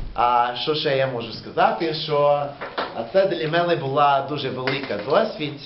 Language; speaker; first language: Ukrainian; non-native, learner; English